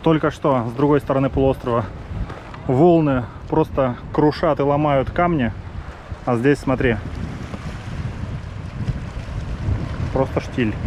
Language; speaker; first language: Russian; native; Russian